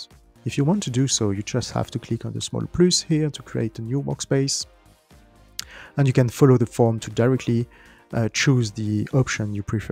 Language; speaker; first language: English; non-native, fluent; French